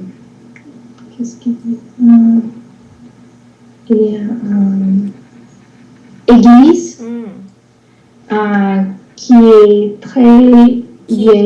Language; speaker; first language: French; non-native, learner; English